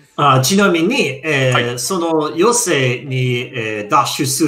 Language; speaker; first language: Japanese; non-native, learner; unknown